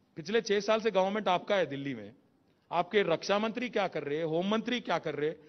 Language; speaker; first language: Hindi; non-native, local second language; Telugu